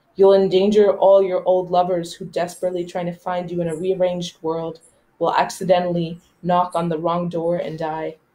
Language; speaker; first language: English; non-native, local second language; Spanish